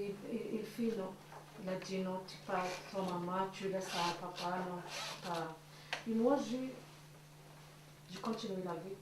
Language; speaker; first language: French; non-native, learner; Arabic